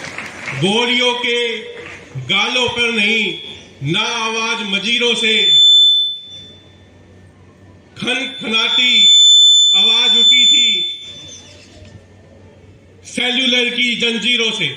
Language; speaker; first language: Hindi; native; Hindi